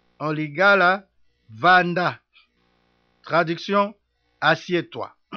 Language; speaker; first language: French; non-native, local second language; Lingala